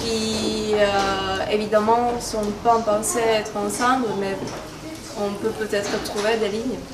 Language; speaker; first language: French; non-native, fluent; Czech